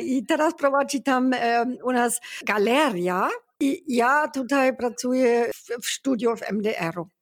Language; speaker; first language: Polish; non-native, learner; German